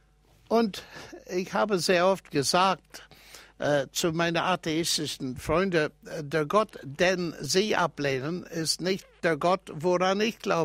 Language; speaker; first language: German; non-native, fluent; English